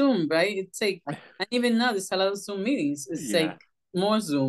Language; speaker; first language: English; early bilingual, other home language; Spanish